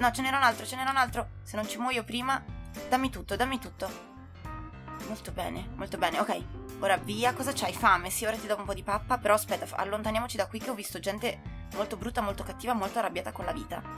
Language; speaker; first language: Italian; native; Italian